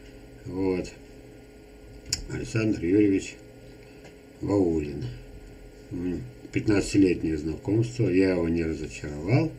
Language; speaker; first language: Russian; native; Russian